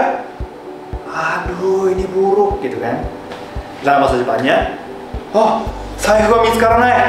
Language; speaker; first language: Indonesian; non-native, fluent; Japanese